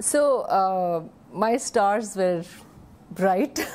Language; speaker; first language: English; non-native, local second language; Telugu